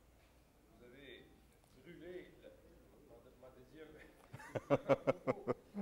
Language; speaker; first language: French; non-native, fluent; Italian